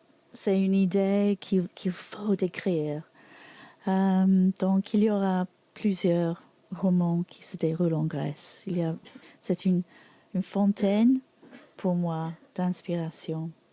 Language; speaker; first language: French; non-native, learner; English